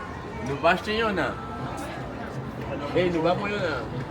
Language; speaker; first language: French; native; French